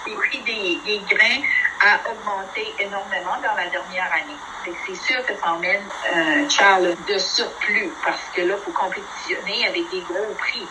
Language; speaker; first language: French; native; French